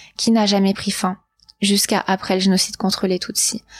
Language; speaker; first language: French; native; French